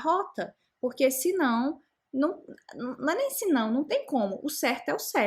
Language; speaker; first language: Portuguese; native; Portuguese